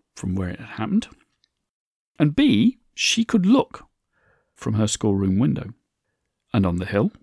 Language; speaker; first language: English; native; English